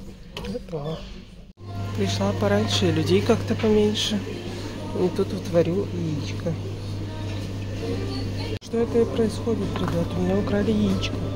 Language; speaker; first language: Russian; native; Russian